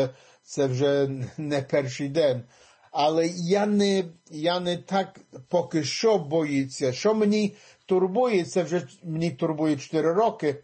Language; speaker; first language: Ukrainian; early bilingual, heritage; English